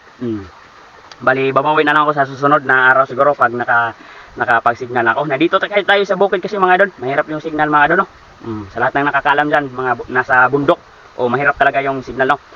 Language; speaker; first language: Filipino; non-native, local second language; Cebuano